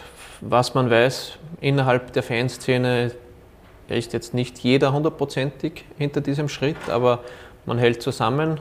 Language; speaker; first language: German; native; German